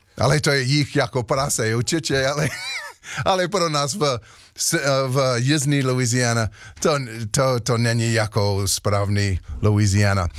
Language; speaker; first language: Czech; non-native, learner; English